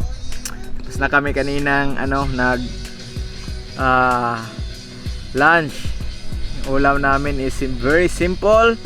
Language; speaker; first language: Filipino; non-native, local second language; Cebuano